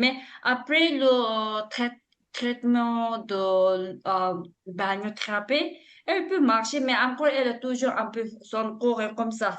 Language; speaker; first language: French; non-native, learner; Tibetan